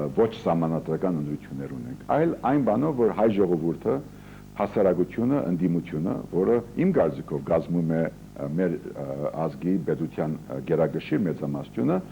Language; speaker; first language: Armenian; early bilingual, heritage; Armenian